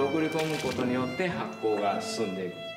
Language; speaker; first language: Japanese; native; Japanese